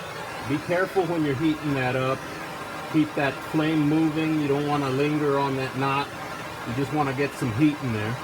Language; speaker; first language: English; native; English